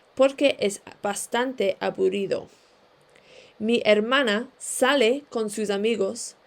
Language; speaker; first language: Spanish; non-native, fluent; English